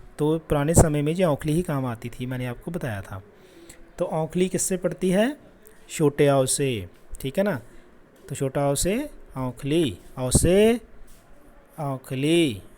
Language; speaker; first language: Hindi; non-native, local second language; Punjabi